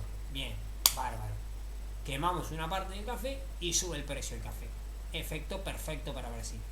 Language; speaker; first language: Spanish; native; Spanish